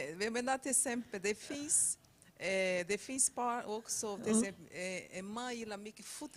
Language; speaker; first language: Swedish; non-native, fluent; Portuguese